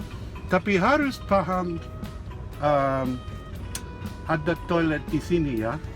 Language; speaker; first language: Indonesian; non-native, learner; English